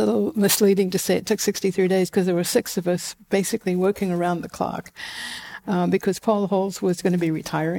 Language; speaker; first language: English; native; English